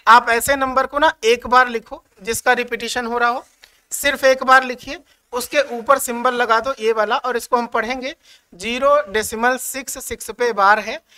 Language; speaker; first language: Hindi; native; Hindi